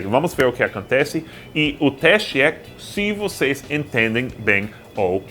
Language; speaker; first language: Portuguese; non-native, fluent; English